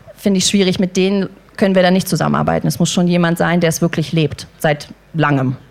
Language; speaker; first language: German; native; German